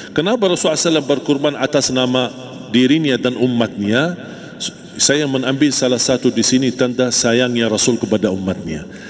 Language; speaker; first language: Malay; non-native, fluent; Arabic